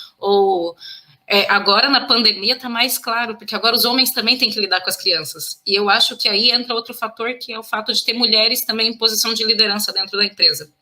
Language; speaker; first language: Portuguese; native; Portuguese